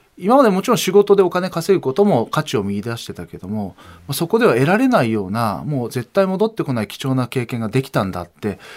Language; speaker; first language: Japanese; native; Japanese